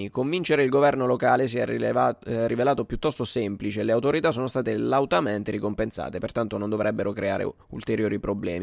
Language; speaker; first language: Italian; native; Italian